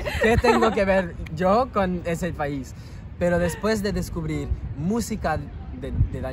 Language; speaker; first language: Spanish; non-native, fluent; French